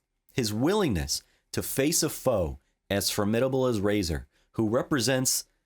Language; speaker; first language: English; native; English